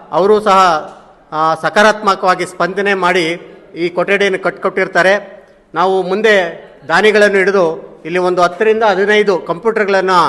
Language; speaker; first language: Kannada; native; Kannada